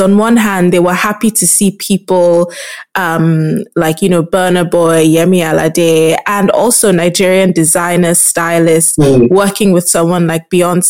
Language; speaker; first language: English; non-native, local second language; Yoruba